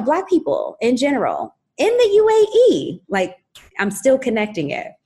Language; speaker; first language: English; native; English